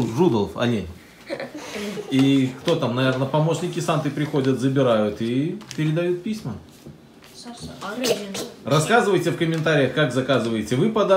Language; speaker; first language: Russian; native; Russian